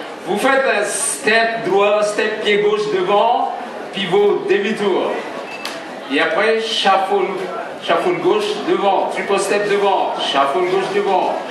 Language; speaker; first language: French; native; French